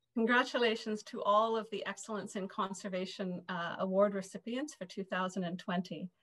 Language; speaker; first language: English; native; English